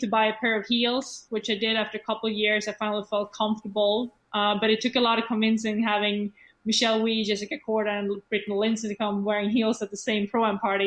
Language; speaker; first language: English; non-native, fluent; Swedish